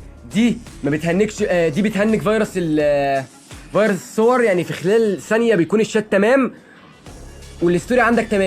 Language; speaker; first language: Arabic; native; Arabic